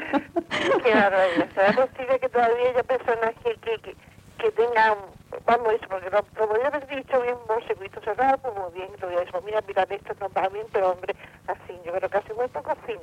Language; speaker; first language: Spanish; native; Spanish